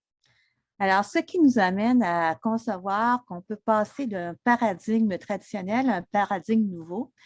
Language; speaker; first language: French; native; French